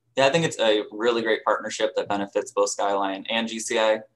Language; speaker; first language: English; native; English